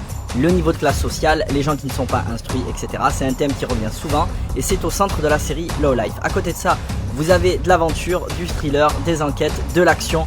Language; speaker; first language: French; native; French